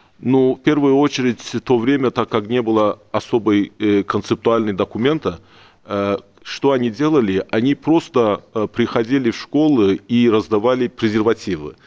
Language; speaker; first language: Russian; non-native, local second language; Azerbaijani